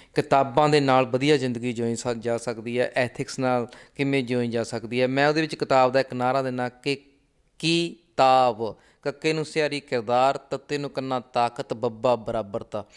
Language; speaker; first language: Punjabi; native; Punjabi